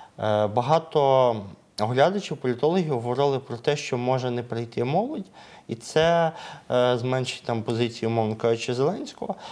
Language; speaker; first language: Ukrainian; native; Ukrainian